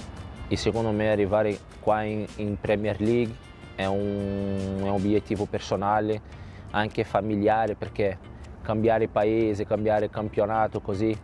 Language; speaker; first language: Italian; non-native, fluent; Portuguese